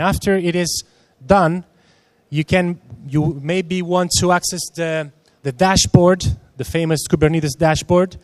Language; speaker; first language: English; non-native, fluent; Italian